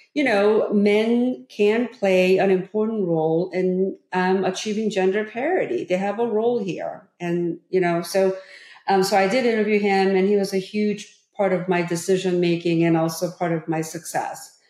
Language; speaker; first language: English; early bilingual, other home language; Korean